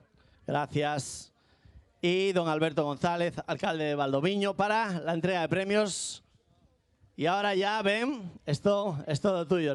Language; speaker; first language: Spanish; native; Spanish